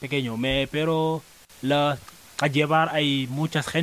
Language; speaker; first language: Spanish; non-native, learner; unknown